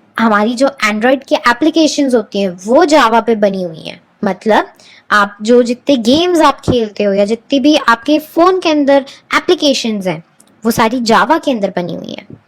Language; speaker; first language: Hindi; native; Hindi